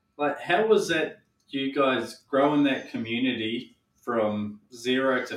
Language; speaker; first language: English; native; English